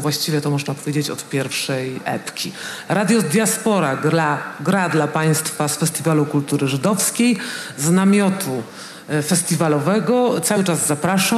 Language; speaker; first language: Polish; native; Polish